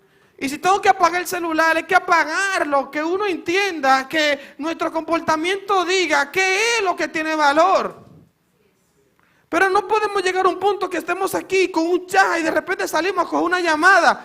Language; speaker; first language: Spanish; native; Spanish